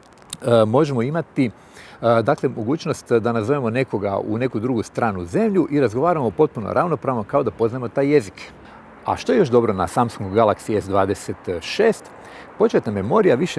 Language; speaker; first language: Croatian; native; Croatian